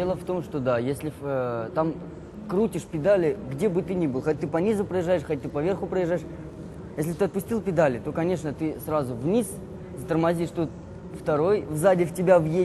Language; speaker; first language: Russian; native; Russian